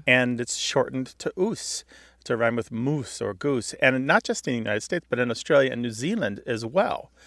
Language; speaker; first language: English; native; English